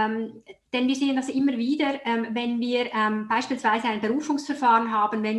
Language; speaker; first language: German; native; German